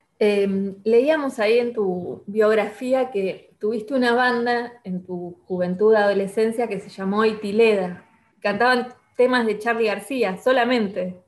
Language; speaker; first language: Spanish; native; Spanish